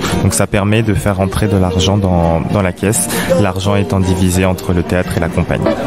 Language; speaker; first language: French; native; French